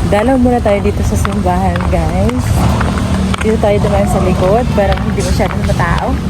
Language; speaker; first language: Filipino; non-native, local second language; Bikol